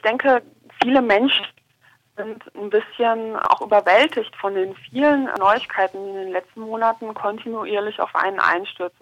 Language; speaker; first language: German; native; German